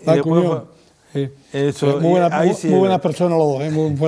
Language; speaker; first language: Spanish; native; Spanish